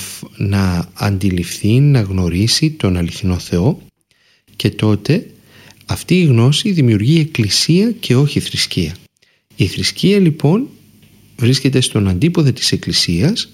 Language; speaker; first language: Greek; native; Greek